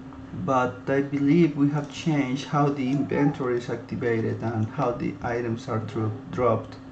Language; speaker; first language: English; non-native, fluent; Spanish